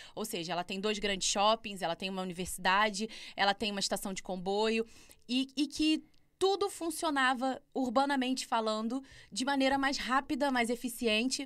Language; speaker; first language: Portuguese; native; Portuguese